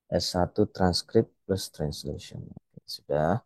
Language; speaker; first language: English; non-native, fluent; Indonesian